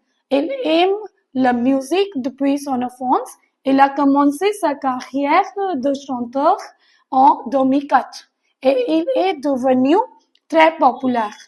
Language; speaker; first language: French; non-native, fluent; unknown